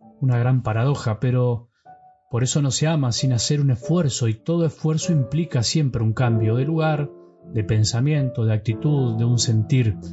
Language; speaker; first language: Spanish; native; Spanish